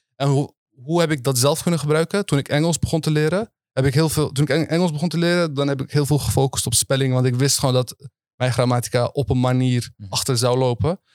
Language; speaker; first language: Dutch; early bilingual, other home language; Turkish